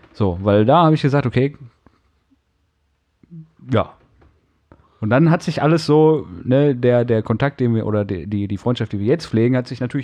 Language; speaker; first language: German; native; German